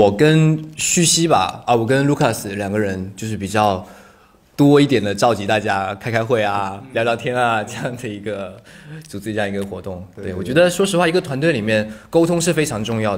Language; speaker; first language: Chinese; native; Chinese